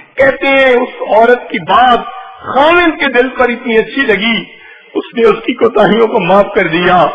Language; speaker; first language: Urdu; non-native, local second language; Punjabi